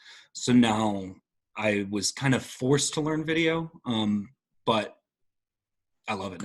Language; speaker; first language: English; native; English